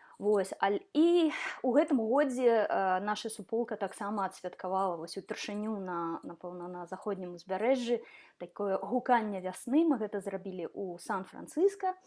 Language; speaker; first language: Belarusian; non-native, local second language; Russian